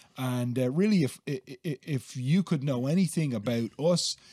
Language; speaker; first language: English; native; English